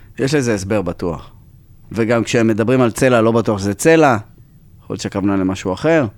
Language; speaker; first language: Hebrew; native; Hebrew